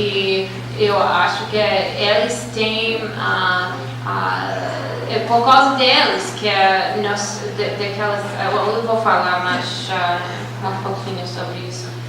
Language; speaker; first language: Portuguese; non-native, fluent; English